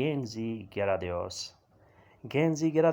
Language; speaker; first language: German; non-native, learner; Urdu